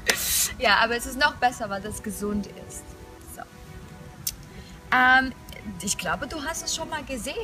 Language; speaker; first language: German; non-native, fluent; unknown